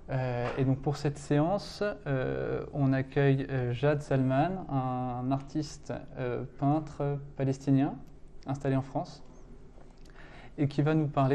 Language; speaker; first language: French; native; French